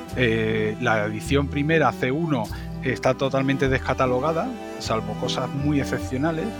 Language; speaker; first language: Spanish; native; Spanish